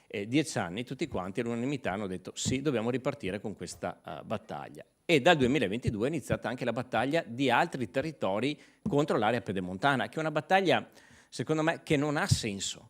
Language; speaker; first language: Italian; native; Italian